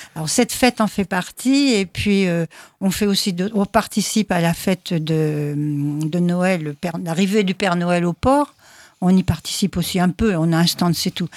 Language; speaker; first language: French; native; French